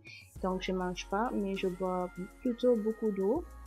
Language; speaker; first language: French; non-native, fluent; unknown